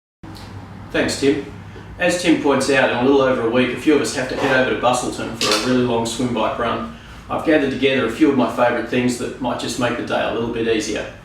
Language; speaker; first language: English; native; English